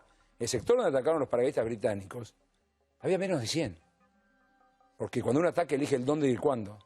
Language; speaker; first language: Spanish; native; Spanish